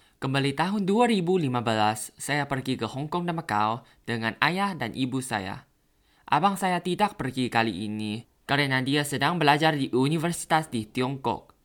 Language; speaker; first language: Indonesian; non-native, learner; Thai